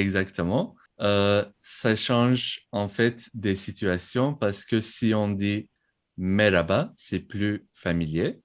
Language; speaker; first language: French; non-native, fluent; Turkish